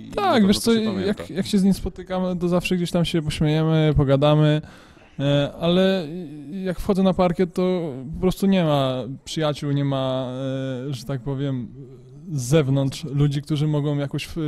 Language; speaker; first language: Polish; native; Polish